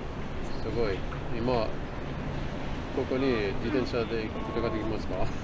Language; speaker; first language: Japanese; non-native, learner; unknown